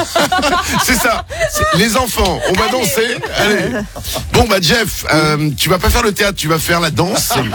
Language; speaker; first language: French; native; French